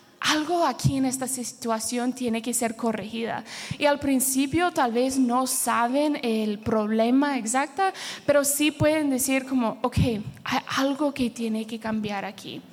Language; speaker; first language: Spanish; early bilingual, heritage; Spanish